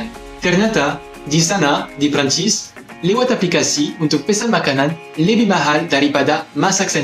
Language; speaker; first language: Indonesian; non-native, fluent; French